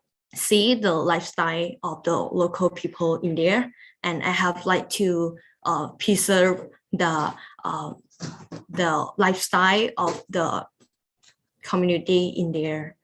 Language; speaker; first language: English; non-native, learner; Lao